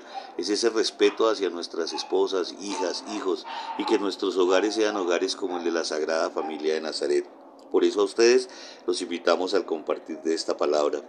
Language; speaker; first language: Spanish; native; Spanish